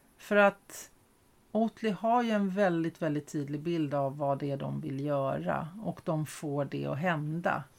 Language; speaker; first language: Swedish; native; Swedish